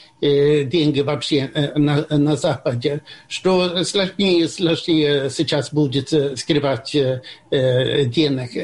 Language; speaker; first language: Russian; non-native, fluent; Swedish